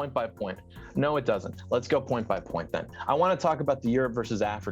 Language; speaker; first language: English; native; English